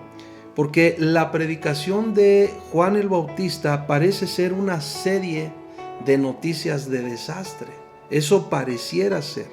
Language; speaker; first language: Spanish; native; Spanish